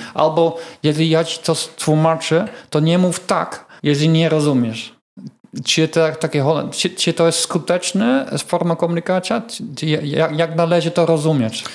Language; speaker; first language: Polish; non-native, learner; Dutch